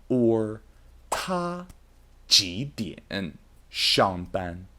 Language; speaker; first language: Chinese; non-native, fluent; English